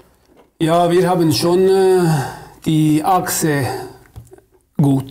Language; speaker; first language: German; non-native, fluent; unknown